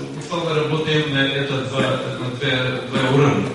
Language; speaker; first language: Russian; non-native, learner; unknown